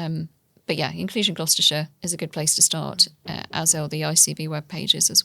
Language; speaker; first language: English; native; English